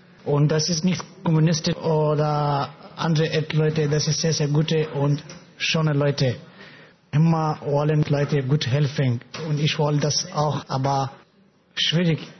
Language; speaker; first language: German; non-native, learner; Pashto